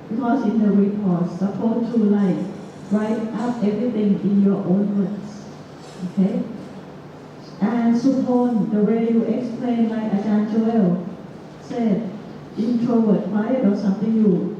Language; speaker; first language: English; non-native, fluent; Thai